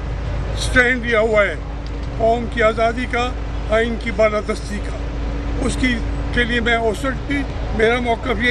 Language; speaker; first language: Urdu; native; Urdu